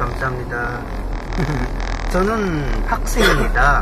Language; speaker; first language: Korean; non-native, learner; Filipino